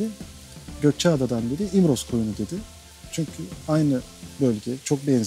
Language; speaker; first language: Turkish; native; Turkish